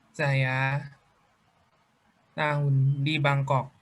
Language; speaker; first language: Indonesian; non-native, learner; Thai